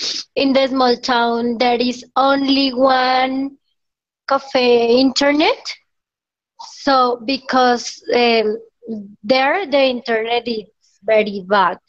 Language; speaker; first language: English; non-native, learner; Spanish